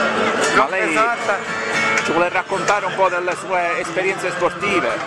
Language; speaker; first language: Italian; native; Italian